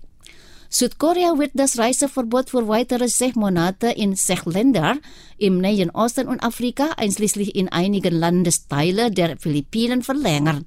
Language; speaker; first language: German; non-native, fluent; Indonesian